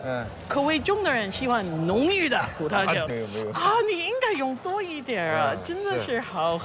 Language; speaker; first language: Chinese; non-native, fluent; English